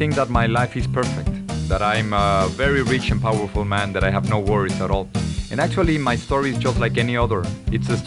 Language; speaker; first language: English; non-native, fluent; Spanish